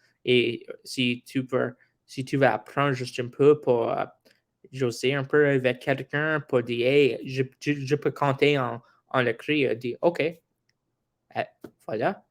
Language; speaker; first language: French; non-native, local second language; English